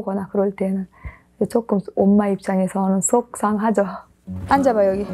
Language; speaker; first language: Korean; non-native, fluent; Uzbek